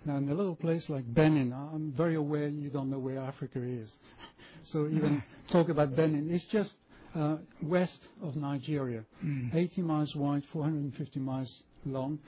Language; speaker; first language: English; non-native, fluent; French